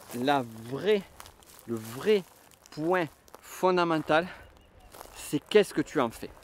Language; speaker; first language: French; native; French